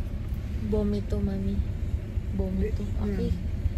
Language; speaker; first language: Spanish; non-native, learner; Filipino